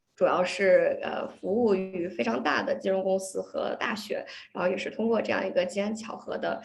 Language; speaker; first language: Chinese; early bilingual, heritage; Chinese